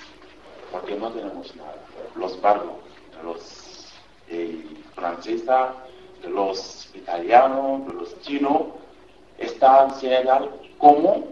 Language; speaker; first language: Spanish; non-native, learner; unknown